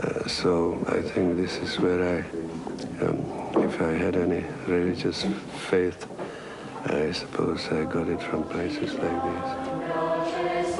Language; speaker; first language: English; non-native, fluent; Czech